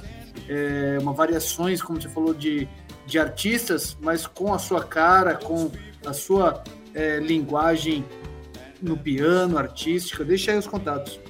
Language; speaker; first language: Portuguese; native; Portuguese